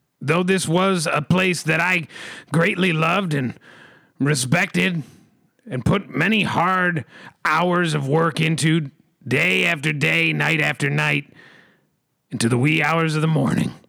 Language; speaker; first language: English; native; English